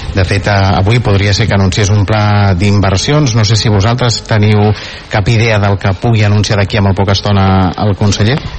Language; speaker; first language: Catalan; native; Catalan